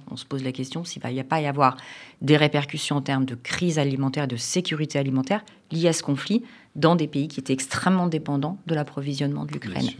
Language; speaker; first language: French; native; French